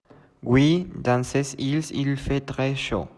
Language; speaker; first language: French; non-native, learner; Spanish